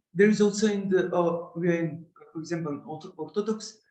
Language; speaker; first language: English; non-native, learner; Macedonian